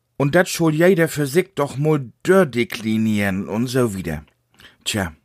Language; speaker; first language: German; native; German